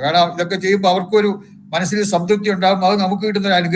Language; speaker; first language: Malayalam; native; Malayalam